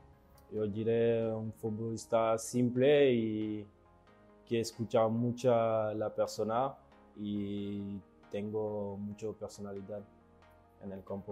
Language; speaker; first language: Spanish; non-native, learner; French